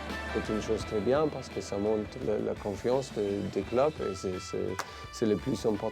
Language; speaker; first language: French; non-native, fluent; German